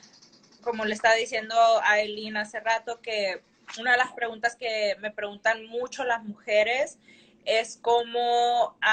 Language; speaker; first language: Spanish; early bilingual, heritage; Spanish